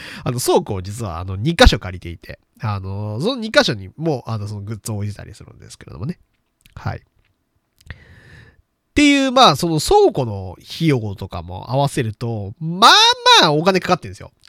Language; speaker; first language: Japanese; native; Japanese